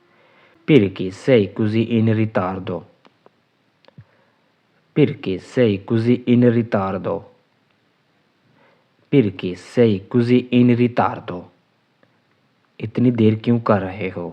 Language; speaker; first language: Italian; non-native, learner; Urdu